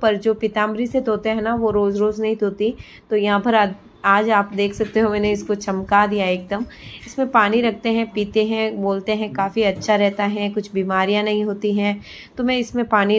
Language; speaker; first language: Hindi; native; Hindi